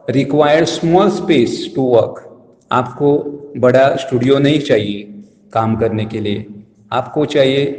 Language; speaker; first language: Hindi; non-native, local second language; Konkani